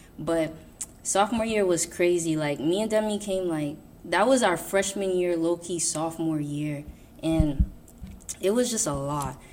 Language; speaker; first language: English; native; English